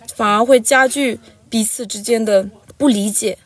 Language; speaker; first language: Chinese; non-native, local second language; Tibetan